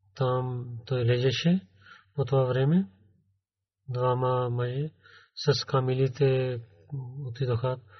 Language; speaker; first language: Bulgarian; non-native, learner; Urdu